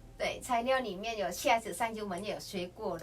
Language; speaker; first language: Chinese; non-native, fluent; Vietnamese